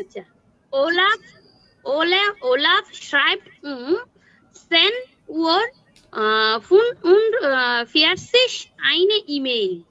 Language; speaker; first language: German; non-native, learner; Bangla